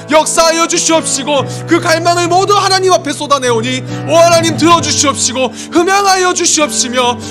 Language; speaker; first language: Korean; native; Korean